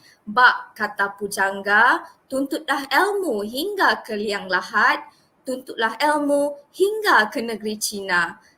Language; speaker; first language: Malay; native; Malay